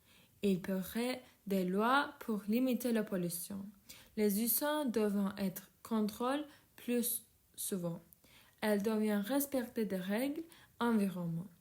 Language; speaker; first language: French; non-native, learner; Turkish